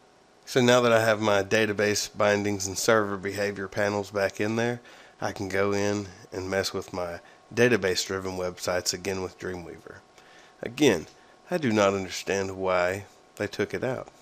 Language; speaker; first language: English; native; English